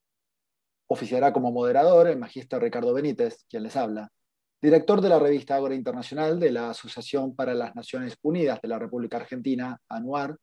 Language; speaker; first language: Spanish; native; Spanish